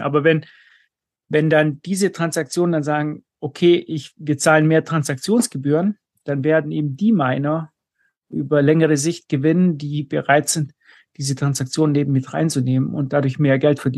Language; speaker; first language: German; native; German